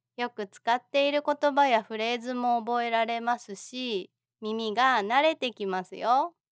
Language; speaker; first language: Japanese; native; Japanese